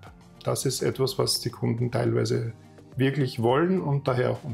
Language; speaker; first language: German; native; German